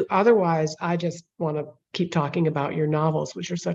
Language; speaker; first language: English; native; English